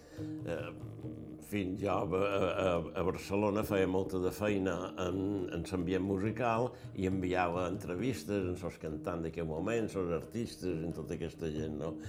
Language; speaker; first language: Catalan; native; Catalan